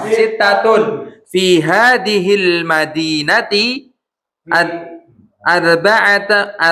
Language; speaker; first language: Arabic; non-native, learner; Indonesian